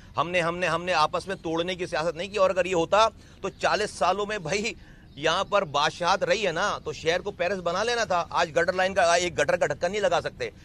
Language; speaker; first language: Urdu; native; Urdu